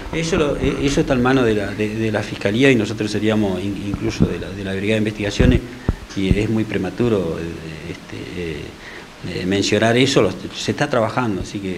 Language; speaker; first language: Spanish; native; Spanish